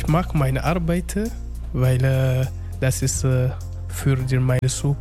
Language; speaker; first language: German; non-native, learner; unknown